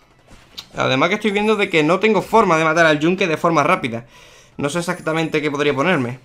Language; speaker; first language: Spanish; native; Spanish